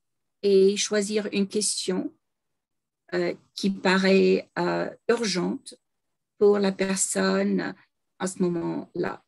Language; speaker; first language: French; non-native, fluent; English